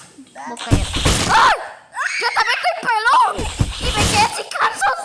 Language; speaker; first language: Spanish; native; Spanish